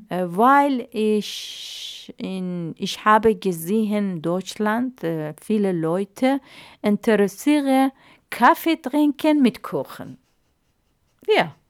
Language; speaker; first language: German; non-native, learner; Arabic